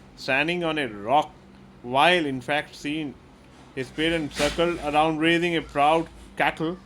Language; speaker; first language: English; non-native, local second language; Hindi